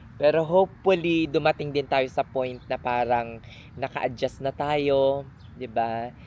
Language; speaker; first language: Filipino; native; Filipino